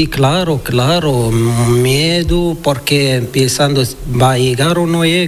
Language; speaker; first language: Spanish; non-native, learner; Arabic